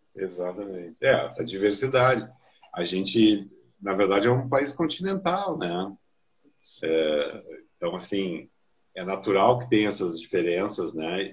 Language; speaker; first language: Portuguese; native; Portuguese